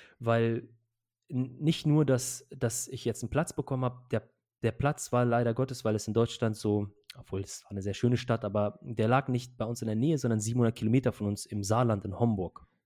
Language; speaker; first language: German; early bilingual, other home language; Arabic